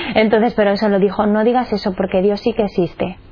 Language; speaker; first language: Spanish; native; Spanish